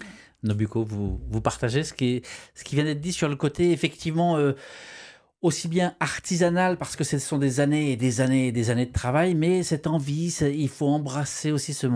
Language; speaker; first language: French; native; French